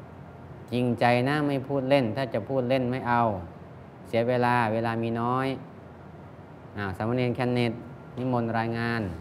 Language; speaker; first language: Thai; native; Thai